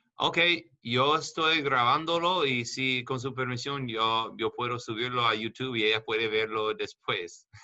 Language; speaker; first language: Spanish; non-native, learner; English